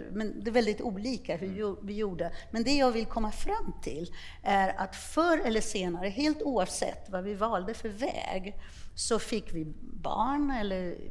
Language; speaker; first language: Swedish; non-native, fluent; Polish